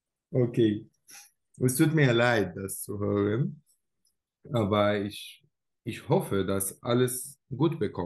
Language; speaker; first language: German; non-native, learner; Arabic